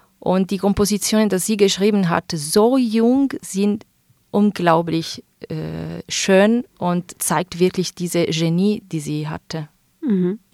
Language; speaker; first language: German; non-native, fluent; Italian